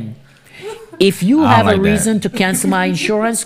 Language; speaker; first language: English; non-native, local second language; Jamaican Creole English